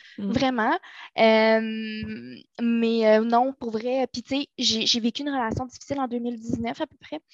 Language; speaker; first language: French; native; French